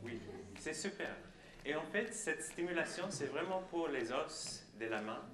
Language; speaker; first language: French; non-native, fluent; German